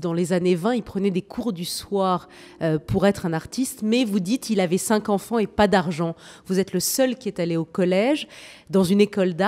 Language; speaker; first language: French; native; French